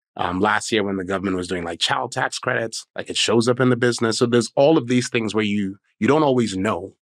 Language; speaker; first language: English; non-native, local second language; Akan